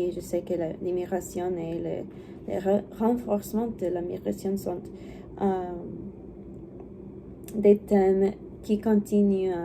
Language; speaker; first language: French; non-native, learner; English